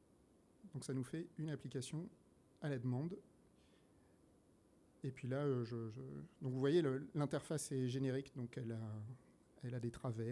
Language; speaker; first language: French; native; French